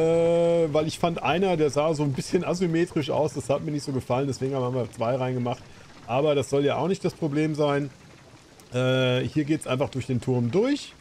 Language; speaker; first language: German; native; German